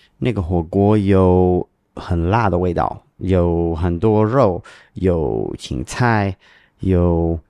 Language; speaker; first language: Chinese; non-native, learner; English